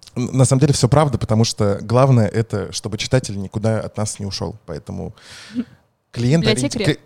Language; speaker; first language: Russian; native; Russian